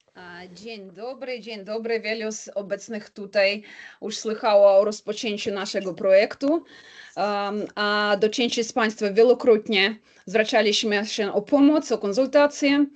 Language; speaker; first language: Polish; non-native, fluent; Belarusian